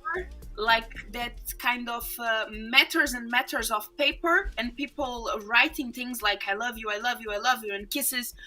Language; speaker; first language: English; non-native, fluent; Portuguese